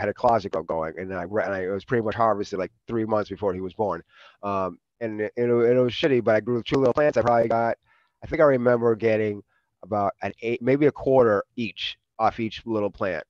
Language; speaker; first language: English; native; English